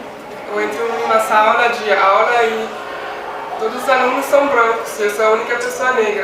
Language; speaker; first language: Portuguese; non-native, fluent; Swiss German